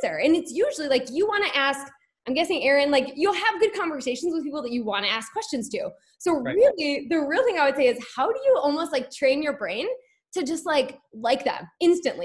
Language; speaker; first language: English; native; English